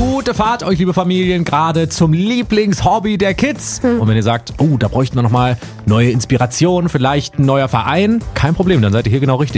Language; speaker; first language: German; native; German